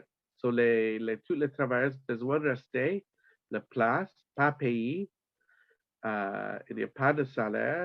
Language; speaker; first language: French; non-native, learner; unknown